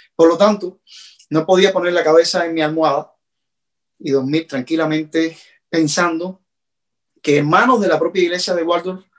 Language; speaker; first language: Spanish; native; Spanish